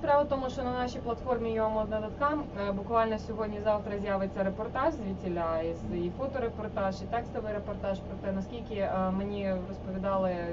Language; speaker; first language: Ukrainian; native; Ukrainian